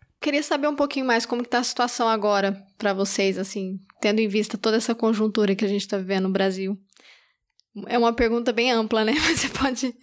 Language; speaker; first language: Portuguese; native; Portuguese